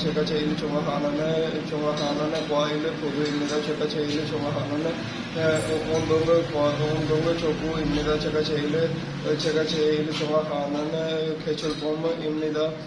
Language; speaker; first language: Korean; non-native, learner; Punjabi